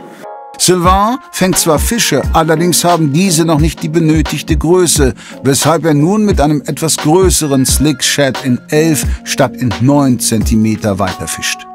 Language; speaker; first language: German; native; German